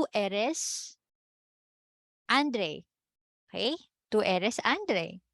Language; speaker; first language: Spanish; non-native, fluent; Filipino